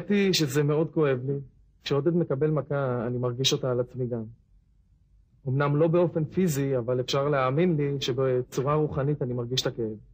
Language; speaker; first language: Hebrew; native; Hebrew